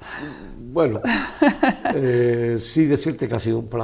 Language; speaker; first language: Spanish; native; Spanish